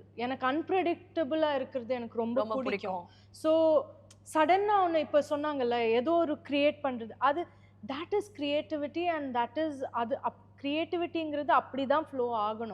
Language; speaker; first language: Tamil; non-native, fluent; Malayalam